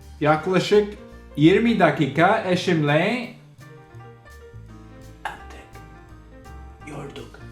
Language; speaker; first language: Turkish; non-native, learner; English